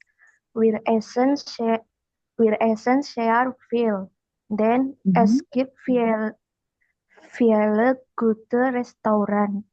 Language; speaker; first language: German; non-native, learner; Indonesian